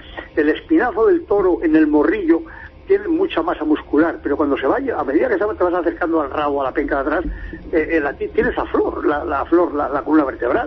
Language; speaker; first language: Spanish; native; Spanish